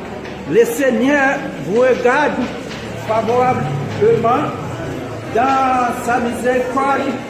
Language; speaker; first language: French; non-native, local second language; Haitian Creole